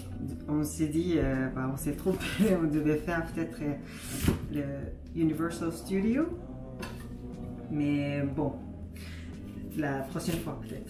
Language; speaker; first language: French; non-native, fluent; Japanese